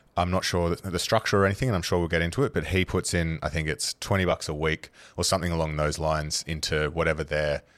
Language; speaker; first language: English; native; English